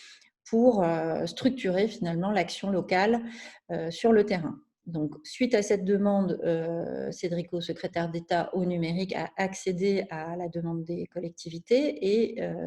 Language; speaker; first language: French; native; French